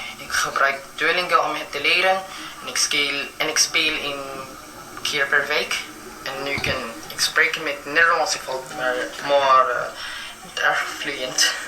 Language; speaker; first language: Dutch; non-native, learner; Filipino